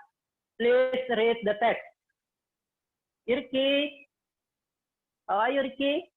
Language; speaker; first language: English; non-native, fluent; Indonesian